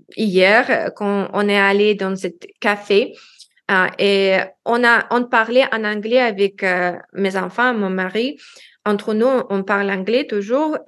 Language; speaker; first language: French; non-native, learner; Russian